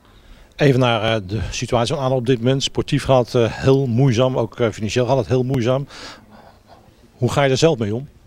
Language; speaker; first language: Dutch; native; Dutch